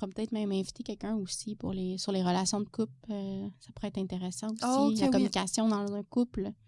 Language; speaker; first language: French; native; French